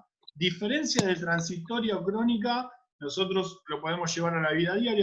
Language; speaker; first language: Spanish; native; Spanish